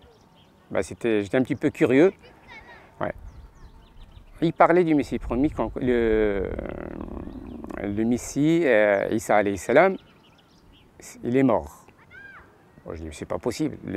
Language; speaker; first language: French; non-native, local second language; Arabic